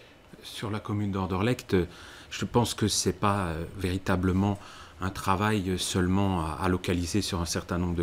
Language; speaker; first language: French; native; French